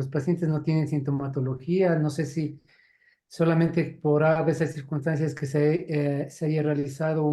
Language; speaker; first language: Spanish; native; Spanish